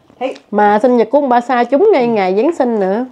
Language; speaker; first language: Vietnamese; native; Vietnamese